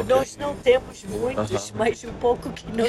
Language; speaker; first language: Portuguese; non-native, learner; English